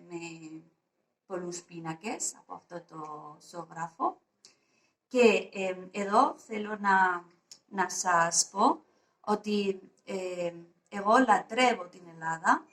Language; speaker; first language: Greek; non-native, fluent; Spanish